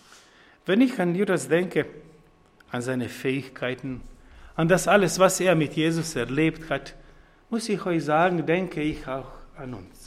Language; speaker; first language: German; non-native, fluent; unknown